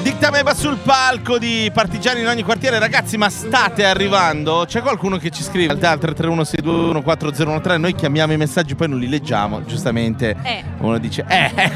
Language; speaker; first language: Italian; native; Italian